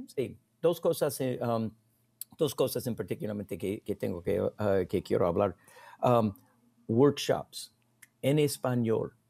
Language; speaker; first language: Spanish; non-native, learner; English